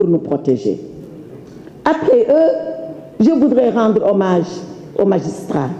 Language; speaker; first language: French; non-native, local second language; Wolof